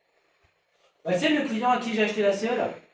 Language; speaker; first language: French; native; French